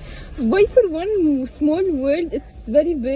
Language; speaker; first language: English; non-native, fluent; Arabic